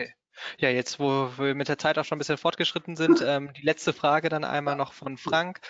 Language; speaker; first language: German; native; German